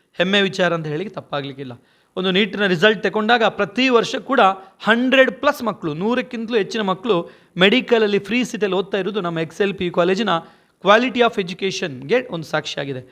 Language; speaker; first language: Kannada; native; Kannada